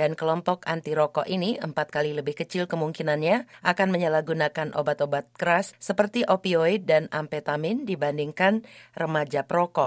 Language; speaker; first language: Indonesian; native; Indonesian